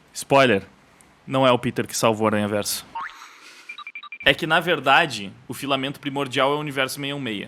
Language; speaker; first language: Portuguese; native; Portuguese